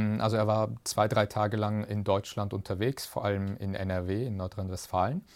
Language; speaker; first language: German; early bilingual, other home language; Turkish